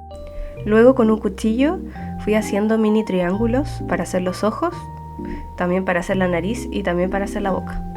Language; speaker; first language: Spanish; native; Spanish